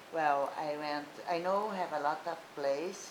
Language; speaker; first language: English; non-native, learner; Portuguese